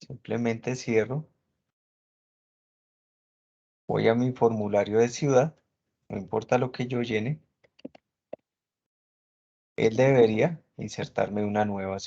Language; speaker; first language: Spanish; native; Spanish